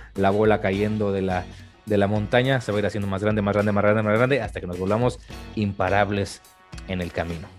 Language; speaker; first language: Spanish; native; Spanish